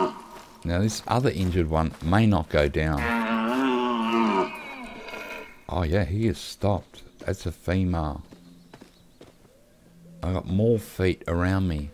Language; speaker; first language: English; native; English